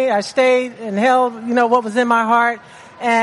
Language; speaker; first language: English; native; English